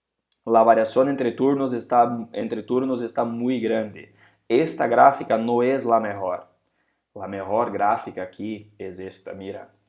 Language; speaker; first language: Spanish; non-native, fluent; Portuguese